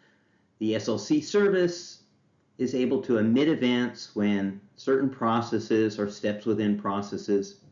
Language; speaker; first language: English; native; English